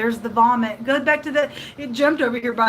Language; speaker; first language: English; native; English